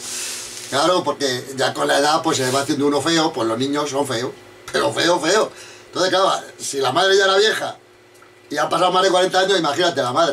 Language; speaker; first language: Spanish; native; Spanish